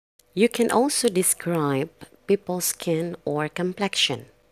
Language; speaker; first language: English; non-native, fluent; Indonesian